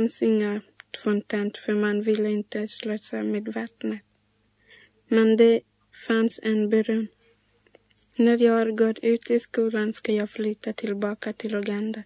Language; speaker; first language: Swedish; early bilingual, other home language; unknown